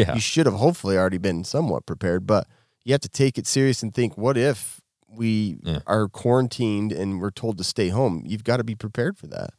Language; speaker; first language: English; native; English